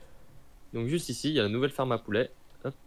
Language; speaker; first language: French; native; French